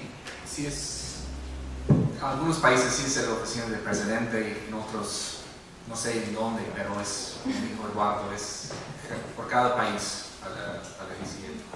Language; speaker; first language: Spanish; non-native, fluent; English